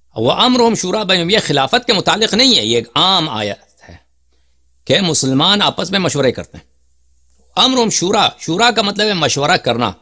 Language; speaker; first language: Urdu; non-native, fluent; Persian